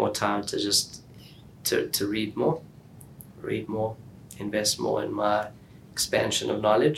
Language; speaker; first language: English; native; English